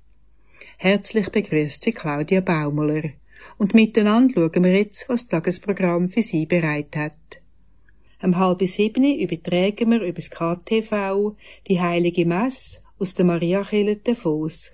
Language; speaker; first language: German; native; German